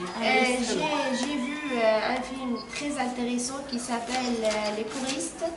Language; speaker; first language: French; non-native, learner; Arabic